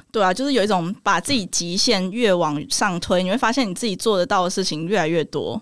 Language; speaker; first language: Chinese; native; Chinese